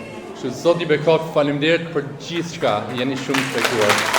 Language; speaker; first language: Albanian; non-native, fluent; English